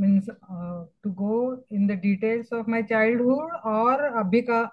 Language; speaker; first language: Hindi; non-native, local second language; Marathi